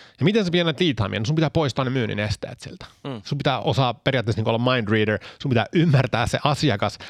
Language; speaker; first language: Finnish; early bilingual, heritage; Finnish